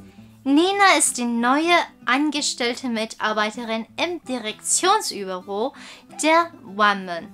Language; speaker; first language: German; non-native, fluent; Chinese